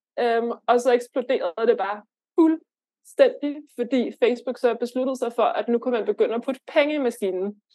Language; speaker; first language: Danish; early bilingual, other home language; Lithuanian